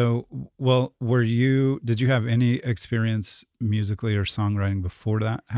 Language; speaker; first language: English; native; English